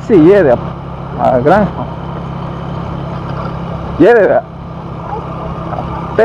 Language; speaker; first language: Spanish; native; Spanish